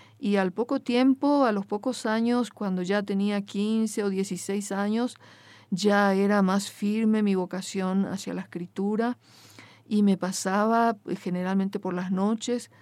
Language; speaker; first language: Spanish; non-native, local second language; Guarani